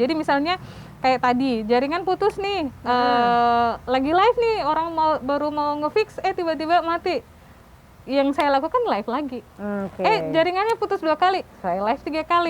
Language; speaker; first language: Indonesian; native; Indonesian